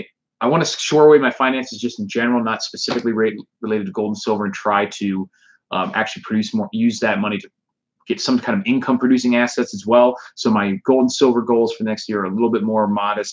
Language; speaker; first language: English; native; English